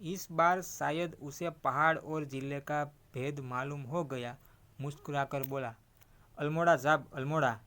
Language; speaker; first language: Hindi; non-native, local second language; Gujarati